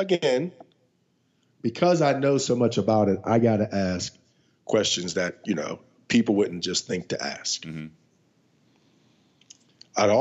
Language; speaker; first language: English; native; English